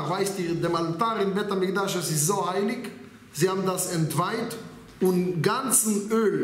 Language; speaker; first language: German; non-native, fluent; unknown